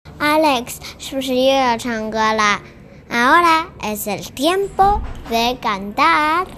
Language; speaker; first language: Spanish; non-native, learner; Chinese